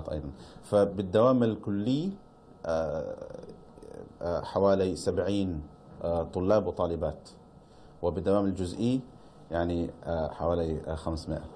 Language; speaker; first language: Arabic; non-native, fluent; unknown